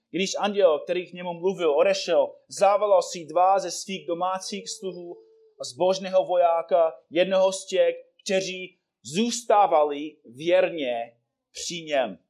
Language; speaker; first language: Czech; non-native, fluent; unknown